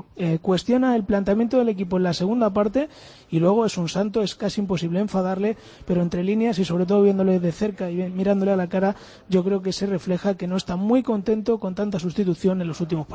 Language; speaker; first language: Spanish; native; Spanish